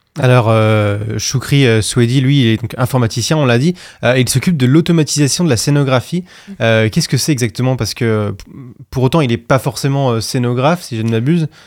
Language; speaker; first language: French; native; French